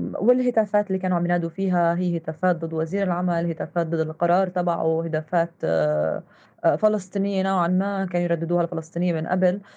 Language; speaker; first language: Arabic; native; Arabic